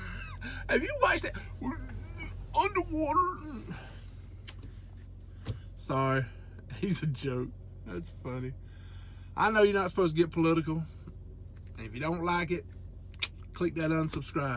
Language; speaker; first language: English; native; English